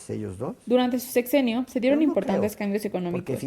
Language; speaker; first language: Spanish; native; Spanish